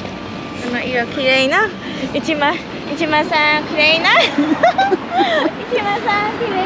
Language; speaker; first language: Japanese; non-native, learner; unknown